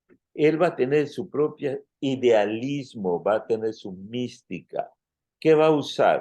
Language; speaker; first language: Spanish; native; Spanish